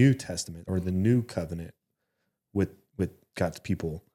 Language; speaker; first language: English; early bilingual, other home language; Italian